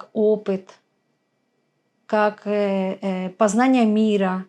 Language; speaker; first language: Russian; native; Russian